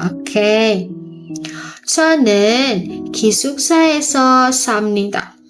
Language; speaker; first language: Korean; non-native, fluent; Indonesian